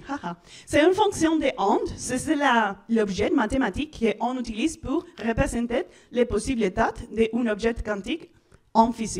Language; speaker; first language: French; non-native, learner; Spanish